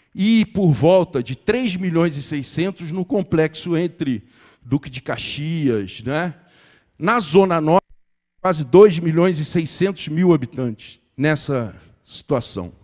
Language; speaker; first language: Portuguese; native; Portuguese